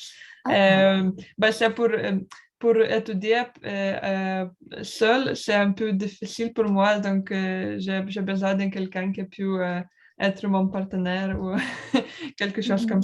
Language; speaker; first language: French; non-native, learner; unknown